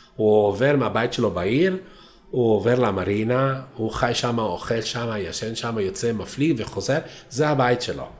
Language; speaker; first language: Hebrew; non-native, fluent; Italian